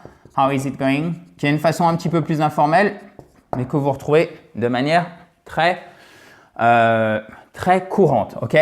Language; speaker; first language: French; native; French